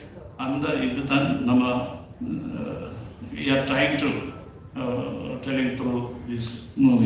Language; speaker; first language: Tamil; non-native, learner; Malayalam